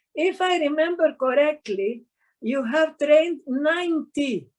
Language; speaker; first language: English; non-native, fluent; Greek